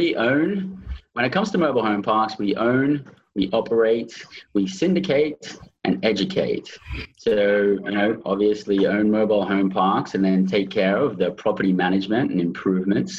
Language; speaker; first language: English; native; English